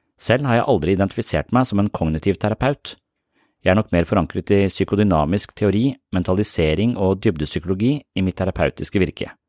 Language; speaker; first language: Norwegian; native; Norwegian